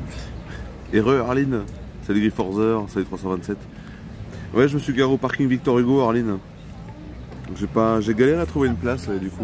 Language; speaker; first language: French; native; French